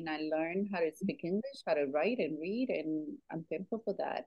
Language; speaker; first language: English; non-native, fluent; Spanish